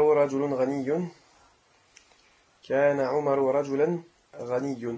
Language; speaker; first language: Arabic; non-native, learner; French